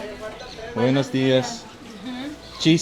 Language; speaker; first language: Spanish; non-native, learner; English